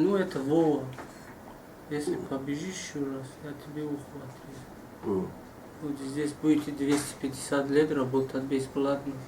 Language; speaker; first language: Russian; non-native, learner; Tajik